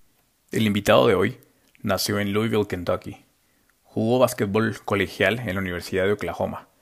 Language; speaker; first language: Spanish; native; Spanish